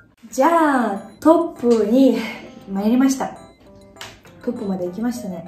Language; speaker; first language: Japanese; non-native, fluent; Russian